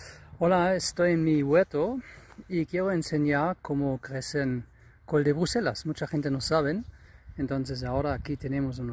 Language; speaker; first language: Spanish; non-native, fluent; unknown